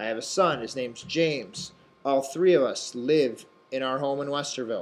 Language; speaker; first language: English; native; English